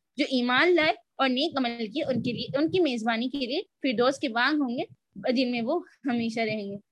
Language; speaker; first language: Urdu; native; Urdu